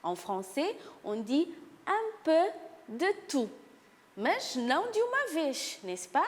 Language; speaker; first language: French; non-native, fluent; Portuguese